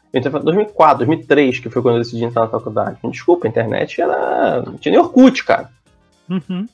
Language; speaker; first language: Portuguese; native; Portuguese